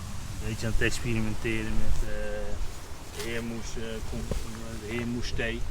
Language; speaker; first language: Dutch; native; Dutch